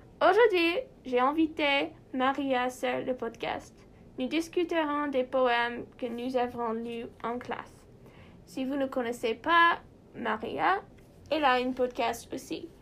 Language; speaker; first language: French; non-native, learner; English